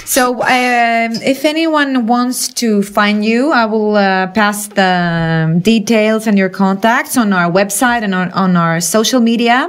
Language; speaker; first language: English; non-native, fluent; Greek